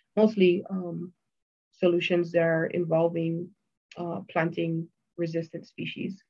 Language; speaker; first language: English; native; English